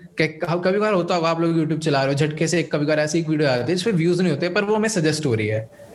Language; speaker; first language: Hindi; native; Hindi